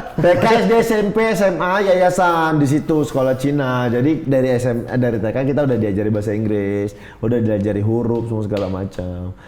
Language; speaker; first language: Indonesian; non-native, local second language; Min Nan Chinese